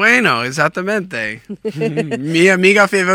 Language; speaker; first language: Spanish; non-native, learner; English